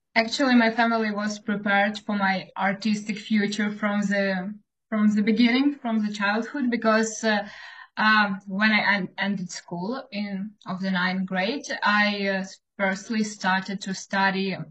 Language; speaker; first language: English; non-native, fluent; Ukrainian